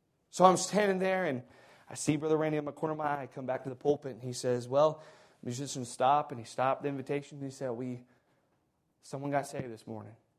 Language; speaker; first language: English; native; English